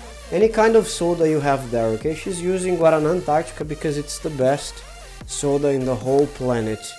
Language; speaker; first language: English; non-native, fluent; Portuguese